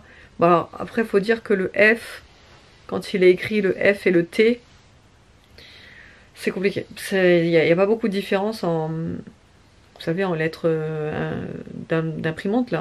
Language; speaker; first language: French; native; French